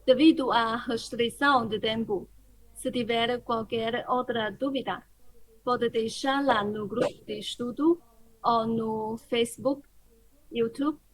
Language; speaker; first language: Portuguese; non-native, fluent; Chinese